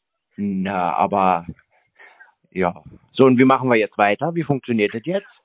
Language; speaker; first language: German; native; German